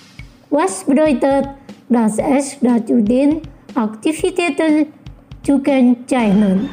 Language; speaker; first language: German; non-native, learner; Indonesian